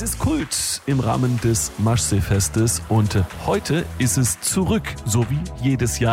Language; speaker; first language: German; native; German